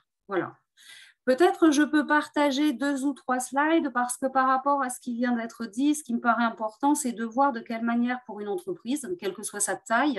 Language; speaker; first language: French; native; French